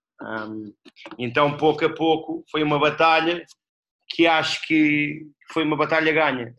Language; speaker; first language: Portuguese; native; Portuguese